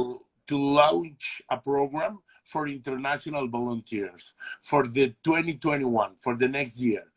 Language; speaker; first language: English; non-native, learner; Spanish